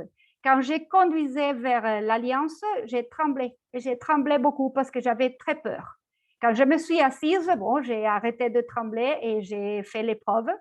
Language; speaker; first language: French; non-native, fluent; Spanish